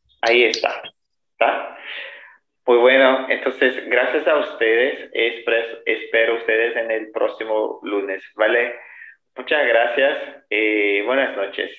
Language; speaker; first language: Spanish; non-native, fluent; Portuguese